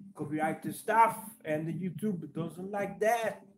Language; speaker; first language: English; non-native, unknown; Italian